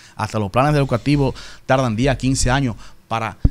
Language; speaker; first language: Spanish; native; Spanish